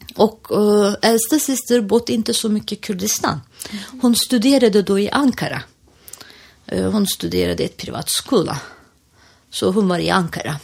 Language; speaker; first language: Swedish; non-native, fluent; Turkish